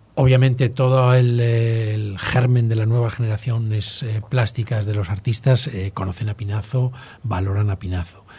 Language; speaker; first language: Spanish; native; Spanish